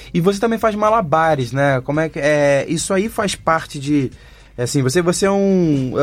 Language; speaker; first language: Portuguese; native; Portuguese